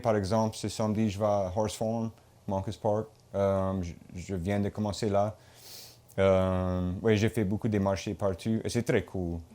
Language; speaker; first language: French; non-native, local second language; English